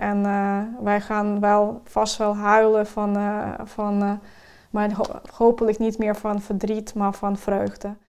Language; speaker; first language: Dutch; non-native, fluent; Ukrainian